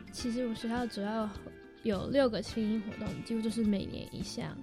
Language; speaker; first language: Chinese; non-native, local second language; English